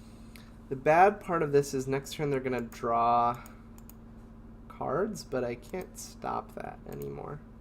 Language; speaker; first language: English; native; English